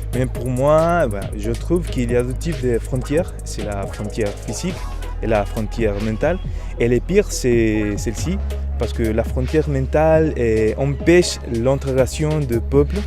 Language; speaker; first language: French; non-native, fluent; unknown